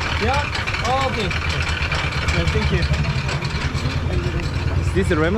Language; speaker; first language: English; non-native, learner; Korean